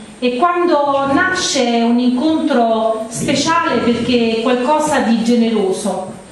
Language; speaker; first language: Italian; native; Italian